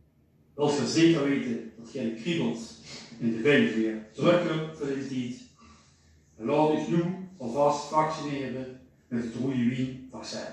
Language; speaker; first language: Dutch; native; Dutch